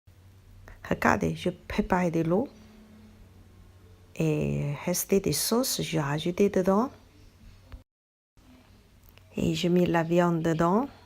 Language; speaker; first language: French; non-native, learner; Chinese